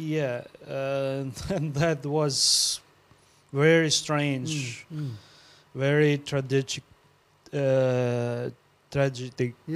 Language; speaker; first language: English; non-native, learner; Albanian